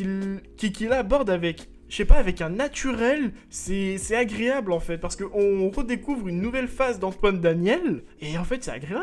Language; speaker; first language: French; native; French